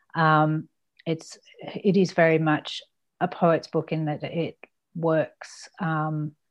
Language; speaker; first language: English; native; English